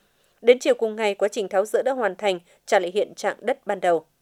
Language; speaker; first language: Vietnamese; native; Vietnamese